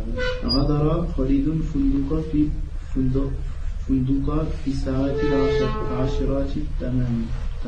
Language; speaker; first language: Arabic; non-native, learner; French